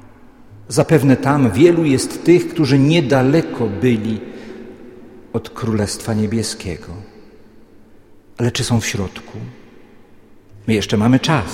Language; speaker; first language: Polish; native; Polish